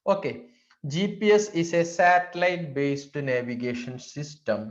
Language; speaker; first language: English; non-native, local second language; Malayalam